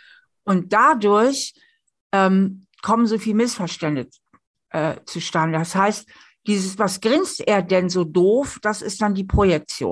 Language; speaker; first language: German; native; German